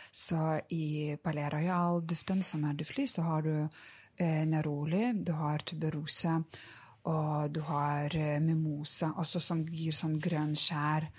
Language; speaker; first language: Norwegian; non-native, fluent; Lithuanian